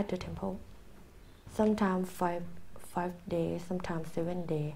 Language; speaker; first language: English; non-native, learner; Thai